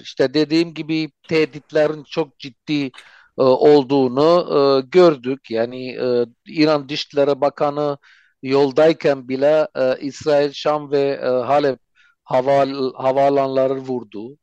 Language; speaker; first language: Turkish; non-native, fluent; Armenian